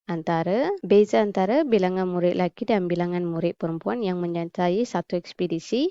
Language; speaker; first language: Malay; non-native, local second language; Tamil